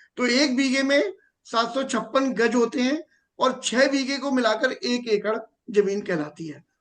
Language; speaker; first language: Hindi; native; Hindi